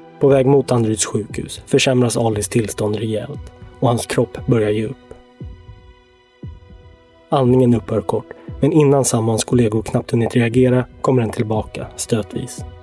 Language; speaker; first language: Swedish; native; Swedish